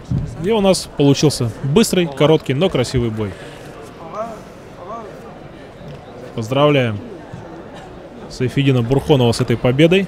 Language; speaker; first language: Russian; native; Russian